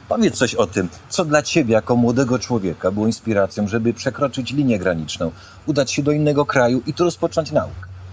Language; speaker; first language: Polish; native; Polish